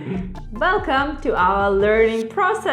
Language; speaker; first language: English; non-native, fluent; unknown